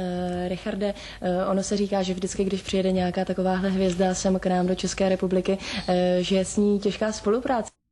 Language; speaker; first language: Czech; native; Czech